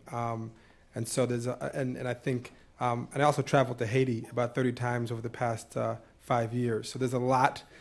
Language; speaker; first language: English; native; English